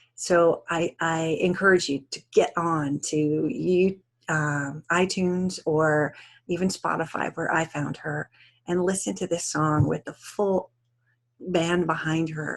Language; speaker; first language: English; native; English